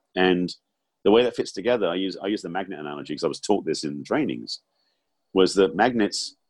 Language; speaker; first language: English; native; English